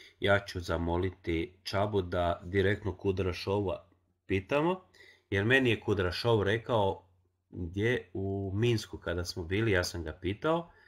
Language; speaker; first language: Croatian; non-native, local second language; Hungarian